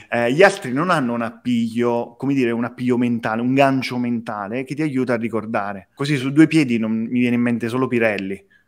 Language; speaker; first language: Italian; native; Italian